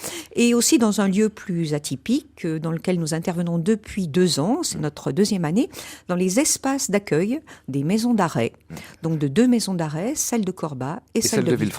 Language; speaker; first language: French; native; French